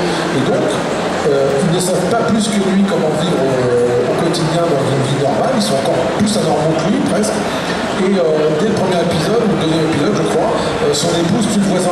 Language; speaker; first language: French; native; French